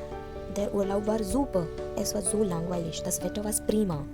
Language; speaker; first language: German; non-native, fluent; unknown